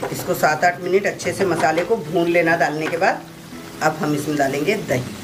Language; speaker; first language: Hindi; non-native, local second language; Urdu